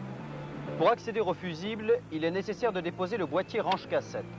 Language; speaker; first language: French; native; French